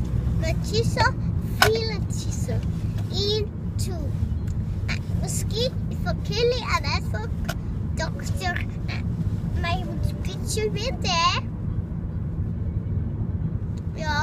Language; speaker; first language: Danish; early bilingual, heritage; Danish